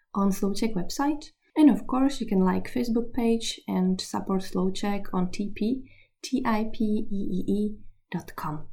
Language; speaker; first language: English; non-native, fluent; Czech